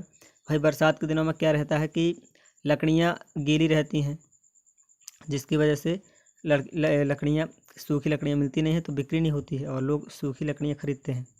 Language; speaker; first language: Hindi; native; Hindi